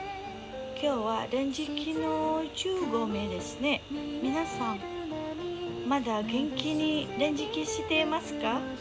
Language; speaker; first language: Japanese; non-native, learner; Indonesian